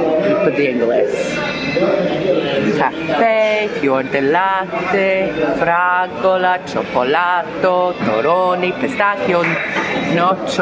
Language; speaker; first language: Italian; non-native, learner; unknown